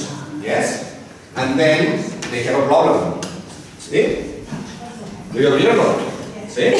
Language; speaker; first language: English; non-native, fluent; Catalan